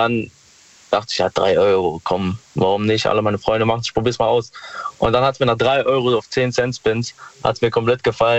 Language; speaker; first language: German; native; German